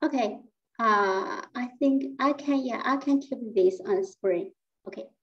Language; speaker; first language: English; non-native, fluent; Chinese